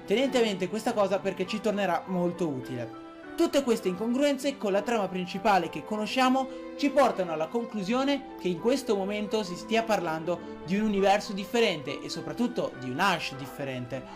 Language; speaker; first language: Italian; native; Italian